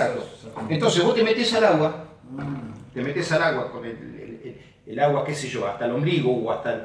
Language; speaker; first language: Spanish; native; Spanish